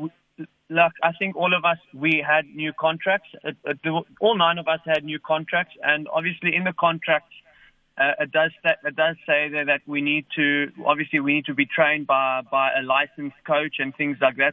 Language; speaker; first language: English; native; English